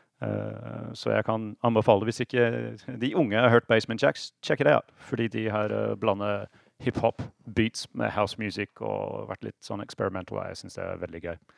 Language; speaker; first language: Norwegian; non-native, fluent; English